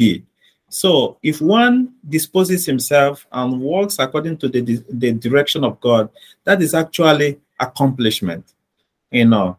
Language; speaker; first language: English; non-native, local second language; Igbo